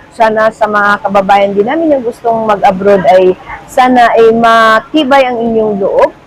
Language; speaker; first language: Filipino; native; Filipino